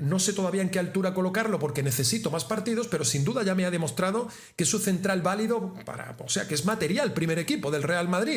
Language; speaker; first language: Spanish; native; Spanish